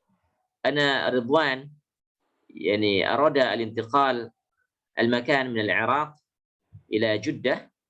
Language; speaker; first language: Arabic; non-native, fluent; Indonesian